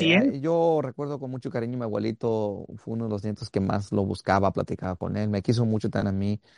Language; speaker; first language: Spanish; early bilingual, heritage; Spanish